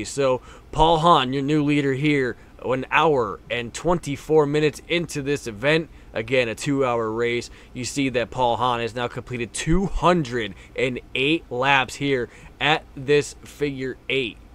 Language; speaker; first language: English; native; English